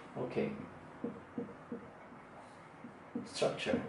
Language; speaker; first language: English; non-native, fluent; Korean